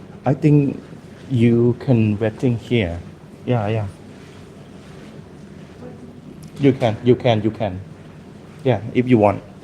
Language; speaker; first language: English; non-native, learner; Thai